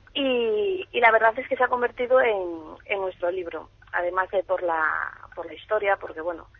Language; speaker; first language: Spanish; native; Spanish